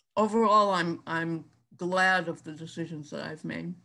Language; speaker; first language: English; native; English